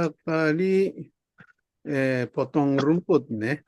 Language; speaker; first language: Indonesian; non-native, fluent; Japanese